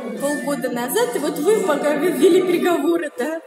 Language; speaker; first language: Russian; native; Russian